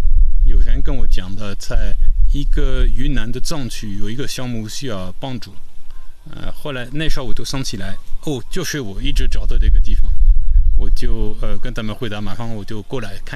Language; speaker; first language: Chinese; non-native, fluent; French